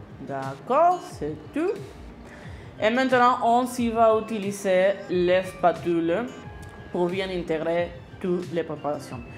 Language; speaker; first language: French; non-native, learner; Spanish